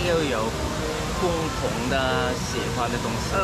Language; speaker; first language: Chinese; non-native, local second language; Cantonese